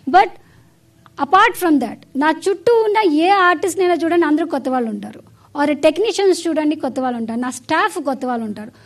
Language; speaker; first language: Telugu; native; Telugu